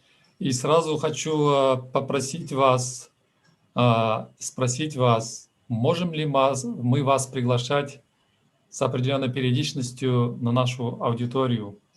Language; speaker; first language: Russian; native; Russian